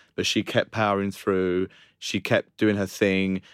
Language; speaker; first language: English; native; English